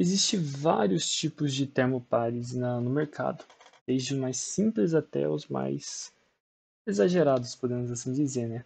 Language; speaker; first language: Portuguese; native; Portuguese